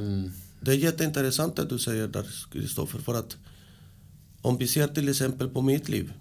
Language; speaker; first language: Swedish; early bilingual, other home language; Spanish